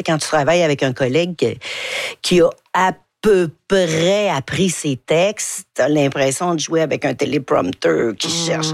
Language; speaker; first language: French; native; French